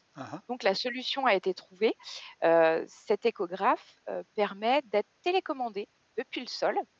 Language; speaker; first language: French; native; French